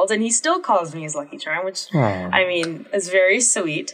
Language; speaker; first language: English; native; English